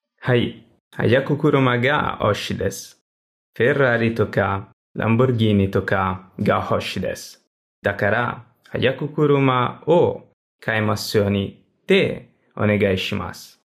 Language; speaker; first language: Japanese; non-native, learner; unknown